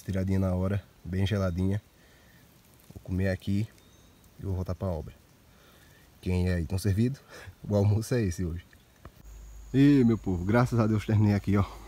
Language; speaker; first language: Portuguese; native; Portuguese